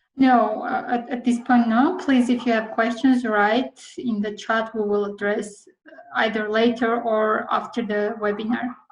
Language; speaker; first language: English; non-native, fluent; Armenian